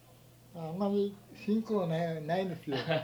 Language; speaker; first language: Japanese; native; Japanese